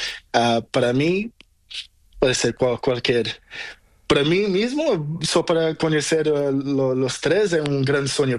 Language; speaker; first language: Spanish; non-native, learner; Portuguese